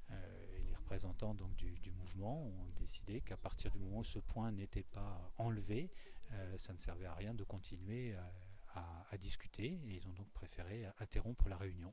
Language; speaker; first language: French; native; French